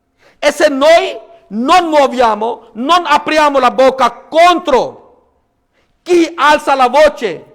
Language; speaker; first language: Italian; non-native, fluent; Urdu